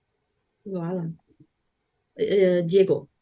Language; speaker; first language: French; non-native, fluent; Portuguese